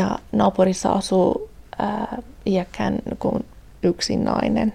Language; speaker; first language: Finnish; non-native, fluent; Persian